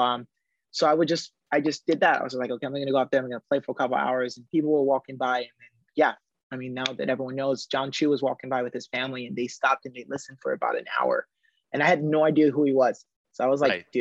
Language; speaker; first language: English; native; English